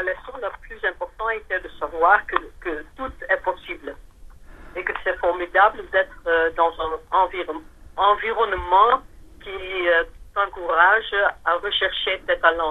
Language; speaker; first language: French; non-native, fluent; Dutch